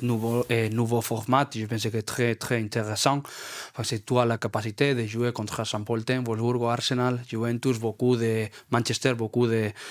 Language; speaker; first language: French; non-native, learner; Spanish